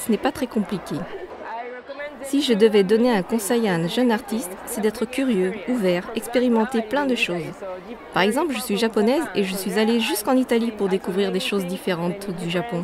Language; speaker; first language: French; non-native, fluent; Japanese